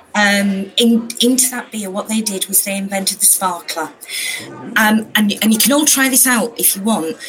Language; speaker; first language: English; native; English